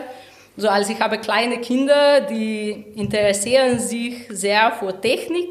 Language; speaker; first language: German; non-native, fluent; Slovenian